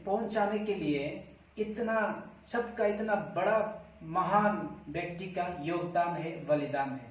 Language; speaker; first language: Hindi; non-native, local second language; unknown